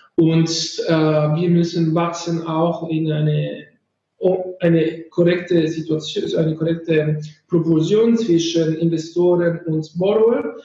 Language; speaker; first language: German; non-native, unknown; Italian